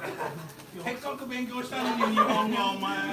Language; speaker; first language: Japanese; native; Japanese